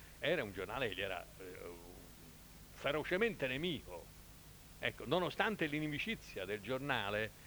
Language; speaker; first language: Italian; native; Italian